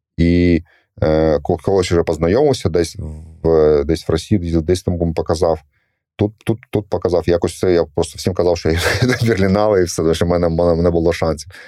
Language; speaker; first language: Ukrainian; non-native, local second language; Russian